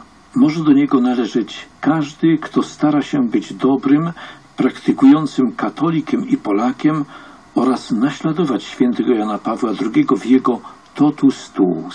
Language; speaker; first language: Polish; native; Polish